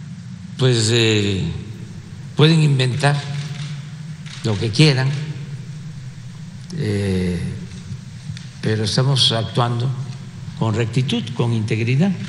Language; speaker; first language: Spanish; native; Spanish